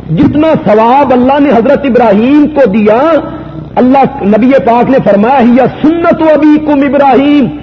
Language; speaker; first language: Urdu; non-native, local second language; Punjabi